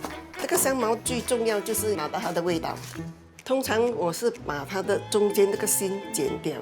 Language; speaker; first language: Chinese; non-native, local second language; Min Nan Chinese